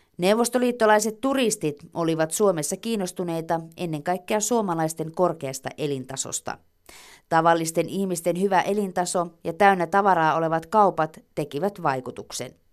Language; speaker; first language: Finnish; native; Finnish